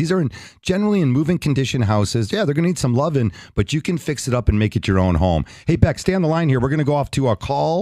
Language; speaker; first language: English; native; English